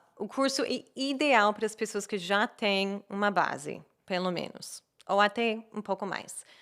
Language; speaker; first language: Portuguese; non-native, fluent; English